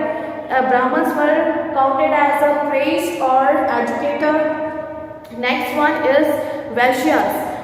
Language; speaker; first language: English; non-native, local second language; Hindi